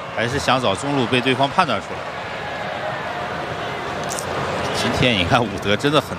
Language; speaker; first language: Chinese; native; Chinese